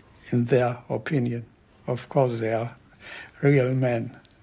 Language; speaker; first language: English; non-native, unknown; German